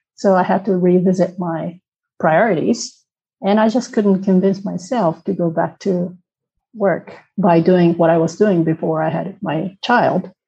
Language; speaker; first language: English; non-native, fluent; Japanese